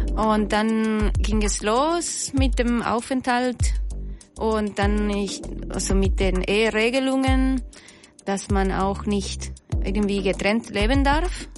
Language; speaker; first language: German; non-native, fluent; Spanish